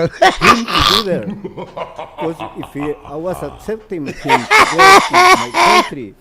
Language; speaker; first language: English; non-native, learner; Spanish